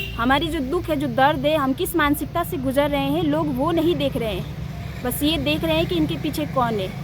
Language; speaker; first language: Hindi; native; Hindi